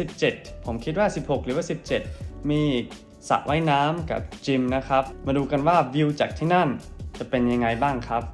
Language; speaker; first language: Thai; non-native, fluent; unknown